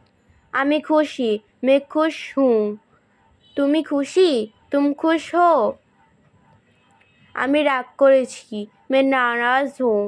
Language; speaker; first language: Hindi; non-native, learner; Bangla